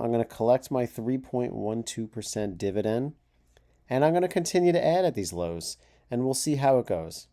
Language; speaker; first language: English; native; English